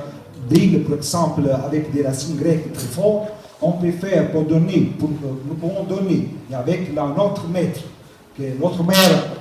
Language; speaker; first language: French; non-native, learner; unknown